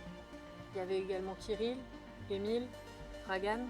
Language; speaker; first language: French; native; French